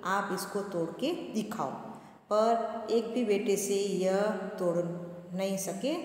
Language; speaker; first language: Hindi; non-native, local second language; Gujarati